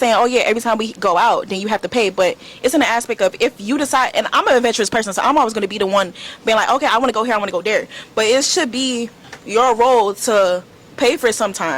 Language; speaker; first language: English; native; English